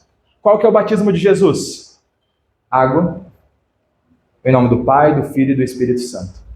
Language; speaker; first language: Portuguese; native; Portuguese